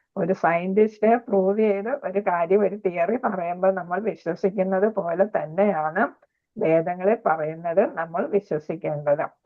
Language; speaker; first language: Malayalam; native; Malayalam